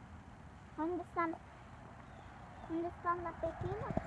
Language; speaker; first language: Spanish; early bilingual, heritage; Spanish